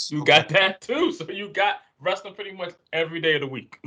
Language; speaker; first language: English; native; English